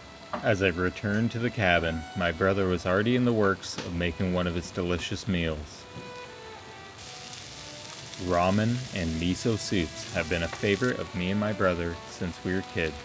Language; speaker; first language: English; native; English